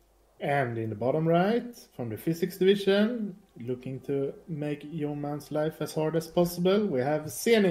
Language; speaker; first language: English; non-native, fluent; Swedish